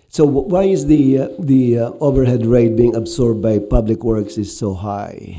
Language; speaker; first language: English; non-native, local second language; Filipino